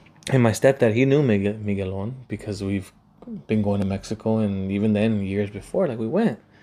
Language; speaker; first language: English; early bilingual, other home language; Spanish